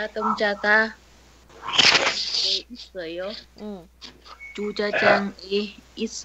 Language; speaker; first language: Korean; non-native, learner; Vietnamese